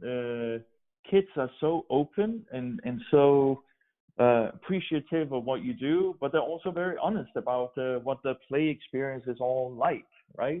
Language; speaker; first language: English; non-native, fluent; Danish